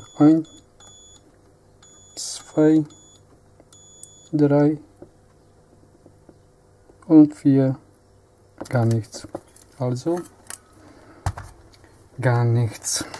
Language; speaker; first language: German; non-native, learner; Polish